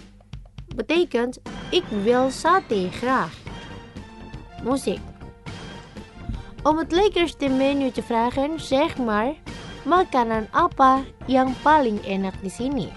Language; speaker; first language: Dutch; non-native, learner; Indonesian